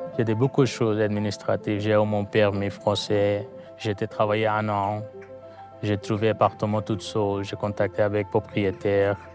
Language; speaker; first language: French; non-native, learner; Bangla